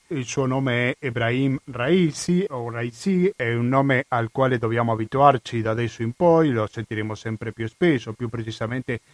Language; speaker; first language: Italian; non-native, fluent; Spanish